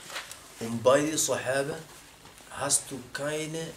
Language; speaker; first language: German; non-native, fluent; Arabic